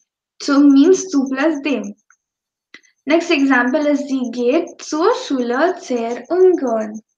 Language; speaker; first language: German; non-native, fluent; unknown